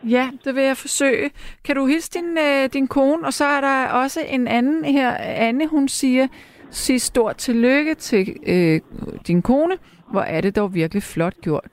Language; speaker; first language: Danish; native; Danish